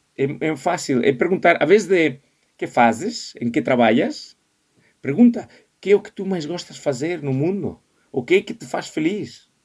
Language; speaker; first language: Portuguese; non-native, fluent; Spanish